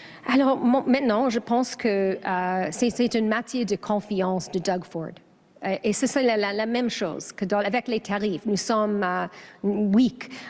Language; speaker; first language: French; non-native, learner; English